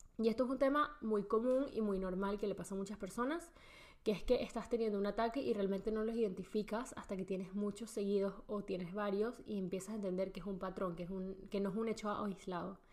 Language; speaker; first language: Spanish; native; Spanish